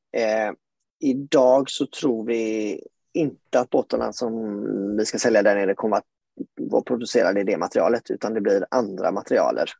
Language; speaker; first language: Swedish; native; Swedish